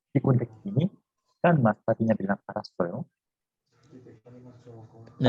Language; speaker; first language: Indonesian; non-native, fluent; Korean